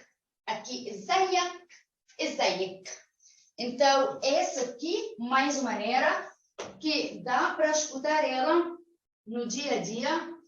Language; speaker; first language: Portuguese; non-native, fluent; Arabic